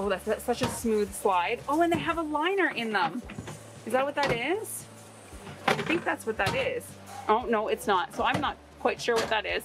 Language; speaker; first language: English; native; English